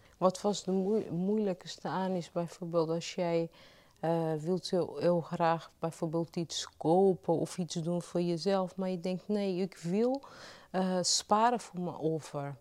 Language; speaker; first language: Dutch; non-native, fluent; Portuguese